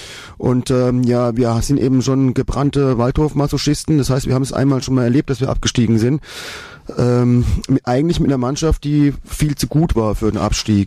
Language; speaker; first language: German; native; German